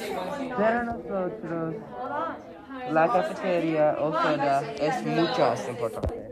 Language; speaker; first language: Spanish; non-native, learner; English